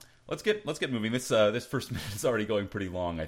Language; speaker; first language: English; native; English